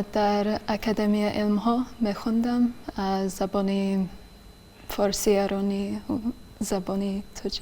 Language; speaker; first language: Persian; non-native, fluent; English